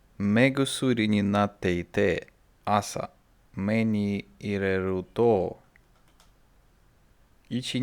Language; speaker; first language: Japanese; non-native, learner; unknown